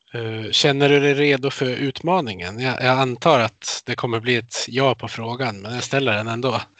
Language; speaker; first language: Swedish; native; Swedish